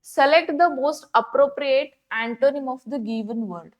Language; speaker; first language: English; non-native, local second language; Kannada